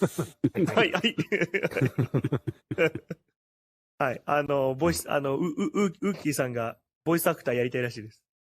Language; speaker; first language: Japanese; native; Japanese